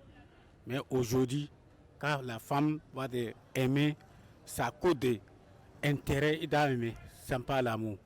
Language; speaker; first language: French; non-native, local second language; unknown